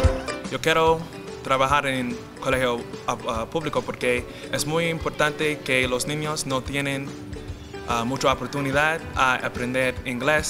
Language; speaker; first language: Spanish; non-native, learner; English